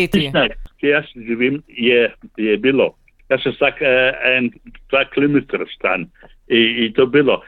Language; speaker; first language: Slovenian; early bilingual, heritage; Slovenian